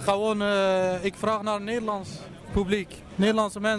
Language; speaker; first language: Dutch; non-native, learner; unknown